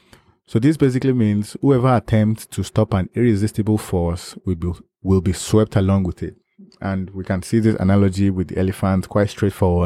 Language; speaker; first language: English; non-native, local second language; Yoruba